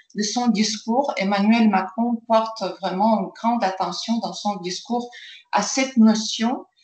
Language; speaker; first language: French; non-native, fluent; Ukrainian